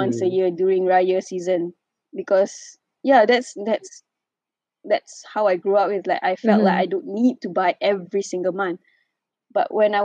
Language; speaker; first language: English; non-native, local second language; Malay